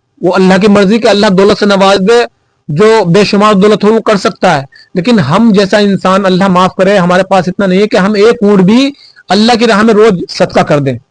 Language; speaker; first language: Urdu; native; Urdu